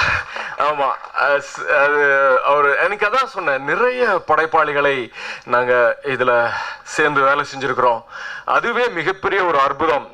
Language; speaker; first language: Tamil; native; Tamil